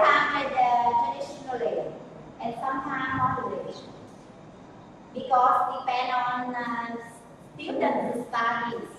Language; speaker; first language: English; non-native, learner; Vietnamese